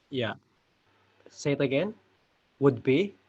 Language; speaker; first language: English; non-native, fluent; Indonesian